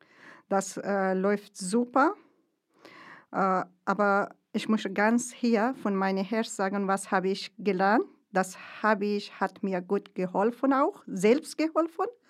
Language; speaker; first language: German; non-native, fluent; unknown